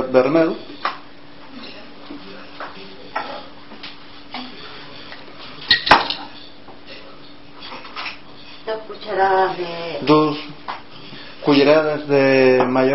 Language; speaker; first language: Catalan; non-native, learner; Spanish